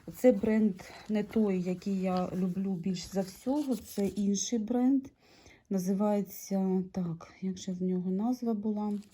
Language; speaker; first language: Ukrainian; non-native, local second language; Russian